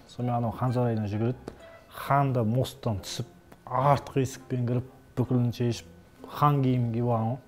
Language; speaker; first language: Kazakh; native; Kazakh